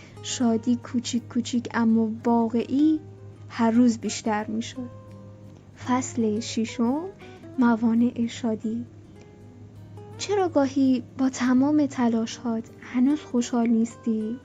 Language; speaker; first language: Persian; native; Persian